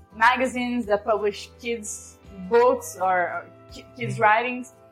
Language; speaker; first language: English; non-native, fluent; Portuguese